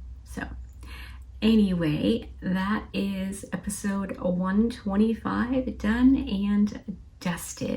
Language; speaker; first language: English; native; English